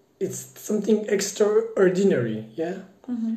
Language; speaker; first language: English; non-native, fluent; Persian